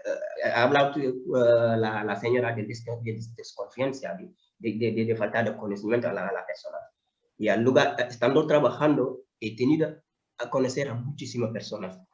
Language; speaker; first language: Spanish; non-native, fluent; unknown